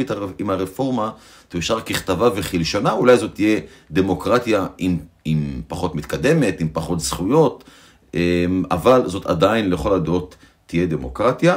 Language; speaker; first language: Hebrew; native; Hebrew